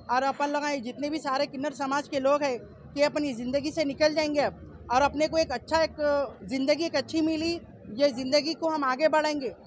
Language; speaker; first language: Hindi; non-native, local second language; Urdu